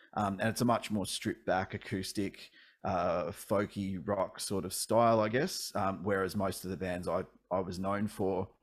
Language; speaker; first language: English; native; English